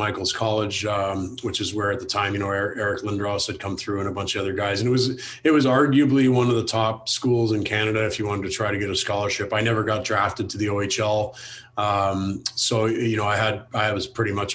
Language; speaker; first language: English; native; English